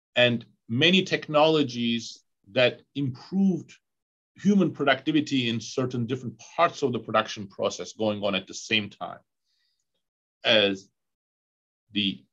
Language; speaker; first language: English; non-native, fluent; Turkish